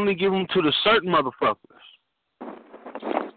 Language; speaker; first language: English; native; English